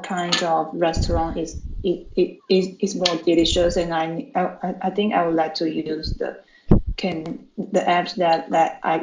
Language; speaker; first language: English; non-native, learner; Chinese